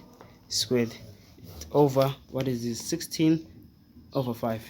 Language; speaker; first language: English; non-native, fluent; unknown